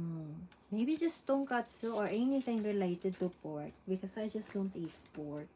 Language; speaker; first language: English; non-native, local second language; Filipino